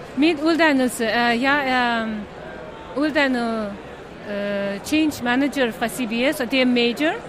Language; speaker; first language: Danish; non-native, fluent; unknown